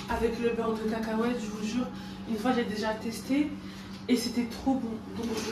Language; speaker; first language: French; native; French